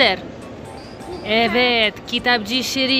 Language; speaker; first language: Turkish; non-native, learner; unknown